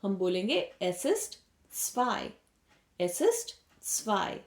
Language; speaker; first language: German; non-native, fluent; Hindi